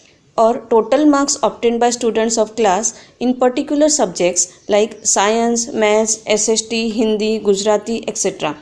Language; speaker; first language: English; non-native, local second language; Gujarati